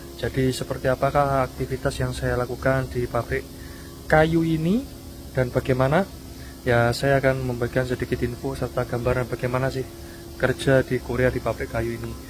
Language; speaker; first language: Indonesian; native; Indonesian